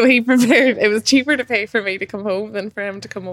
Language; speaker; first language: English; native; English